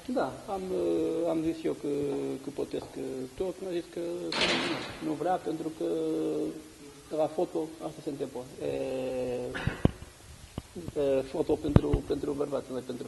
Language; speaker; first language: Romanian; non-native, learner; Portuguese